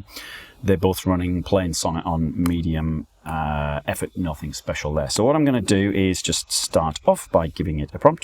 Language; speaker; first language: English; native; English